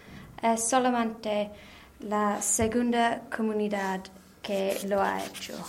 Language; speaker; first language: Spanish; non-native, learner; English